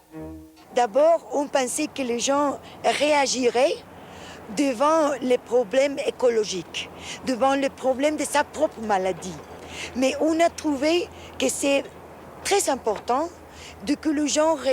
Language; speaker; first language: French; non-native, fluent; Spanish